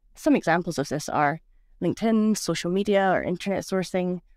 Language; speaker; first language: English; native; English